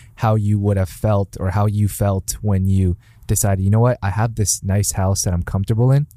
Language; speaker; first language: English; native; English